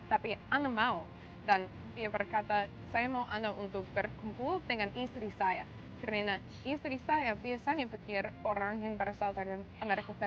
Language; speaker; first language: Indonesian; non-native, learner; English